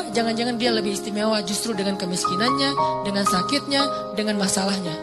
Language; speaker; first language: Indonesian; native; Indonesian